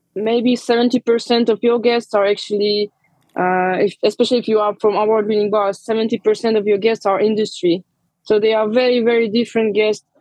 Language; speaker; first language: English; non-native, fluent; Romanian